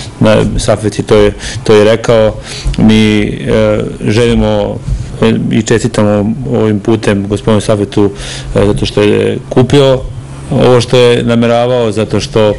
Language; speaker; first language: Serbian; native; Serbian